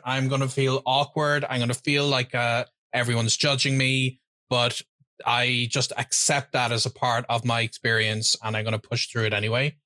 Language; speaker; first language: English; native; English